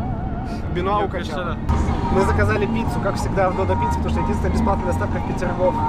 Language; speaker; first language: Russian; native; Russian